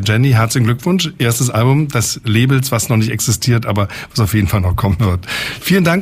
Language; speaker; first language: German; native; German